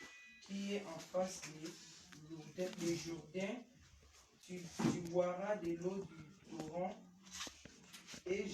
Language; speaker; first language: French; non-native, local second language; Lingala